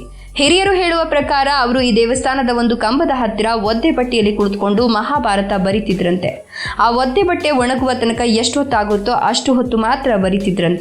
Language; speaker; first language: Kannada; native; Kannada